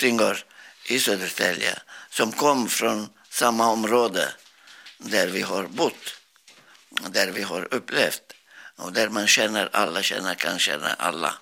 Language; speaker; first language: Swedish; non-native, learner; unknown